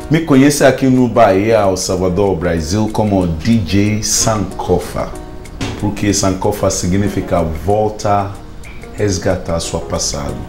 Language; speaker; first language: Portuguese; non-native, learner; Akan